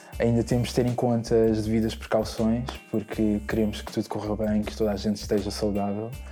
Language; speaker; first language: Portuguese; native; Portuguese